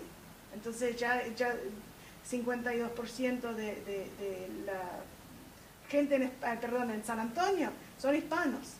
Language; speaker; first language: Spanish; early bilingual, heritage; Spanish